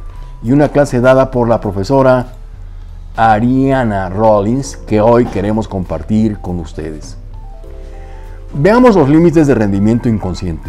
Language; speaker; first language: Spanish; native; Spanish